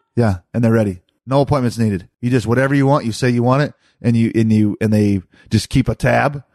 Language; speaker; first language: English; native; English